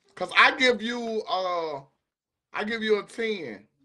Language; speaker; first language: English; native; English